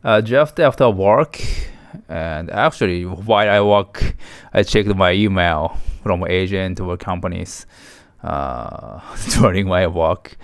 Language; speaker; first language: English; non-native, learner; Japanese